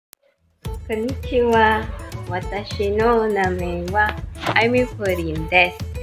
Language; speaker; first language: Japanese; non-native, learner; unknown